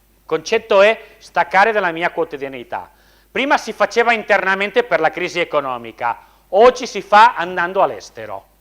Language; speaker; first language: Italian; non-native, fluent; Spanish